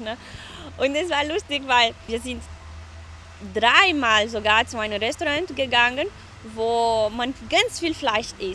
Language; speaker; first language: German; non-native, fluent; Portuguese